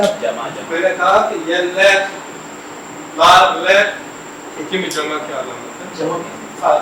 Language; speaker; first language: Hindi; non-native, learner; Turkish